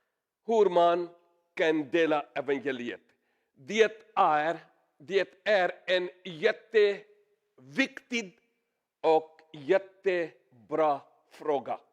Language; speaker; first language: Swedish; non-native, learner; Urdu